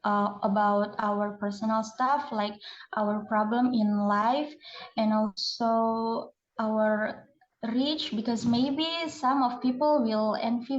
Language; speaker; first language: English; non-native, learner; Indonesian